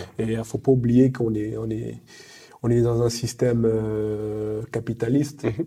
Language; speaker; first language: French; early bilingual, other home language; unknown